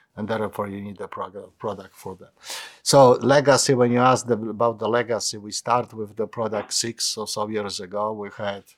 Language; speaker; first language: English; non-native, fluent; Polish